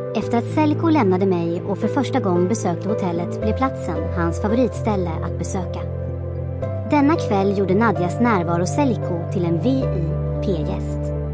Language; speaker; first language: Swedish; non-native, fluent; Croatian